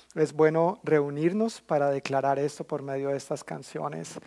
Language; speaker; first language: Spanish; native; Spanish